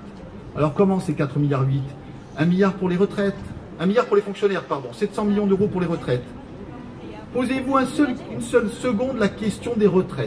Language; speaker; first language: French; native; French